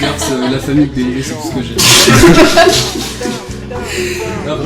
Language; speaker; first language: French; native; French